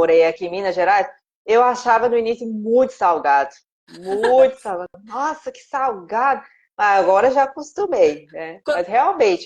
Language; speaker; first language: Portuguese; non-native, fluent; Japanese